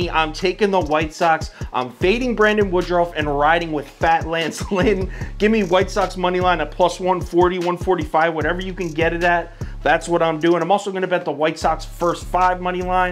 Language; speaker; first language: English; native; English